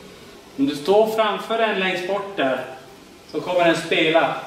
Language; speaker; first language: Swedish; native; Swedish